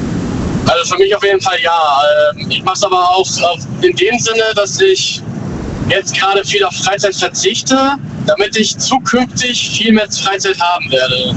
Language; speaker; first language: German; native; German